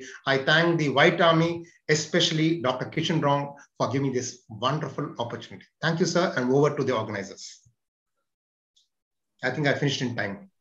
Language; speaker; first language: English; non-native, local second language; Telugu